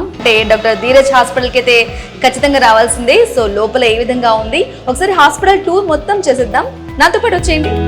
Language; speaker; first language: Telugu; native; Telugu